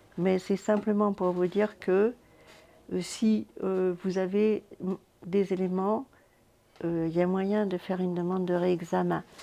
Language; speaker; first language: French; native; French